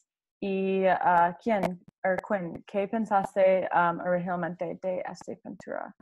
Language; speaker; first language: Spanish; non-native, learner; English